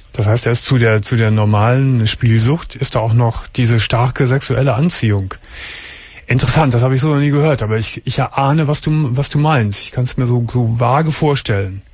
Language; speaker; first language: German; native; German